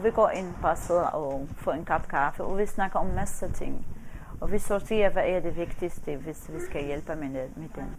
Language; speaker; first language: Danish; non-native, fluent; Arabic